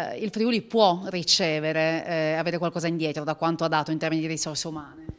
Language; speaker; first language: Italian; native; Italian